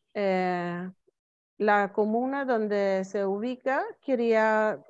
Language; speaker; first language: Spanish; non-native, fluent; Norwegian